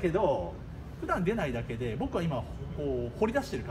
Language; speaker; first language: Japanese; native; Japanese